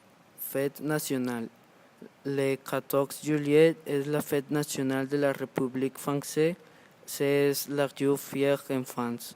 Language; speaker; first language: French; non-native, learner; Spanish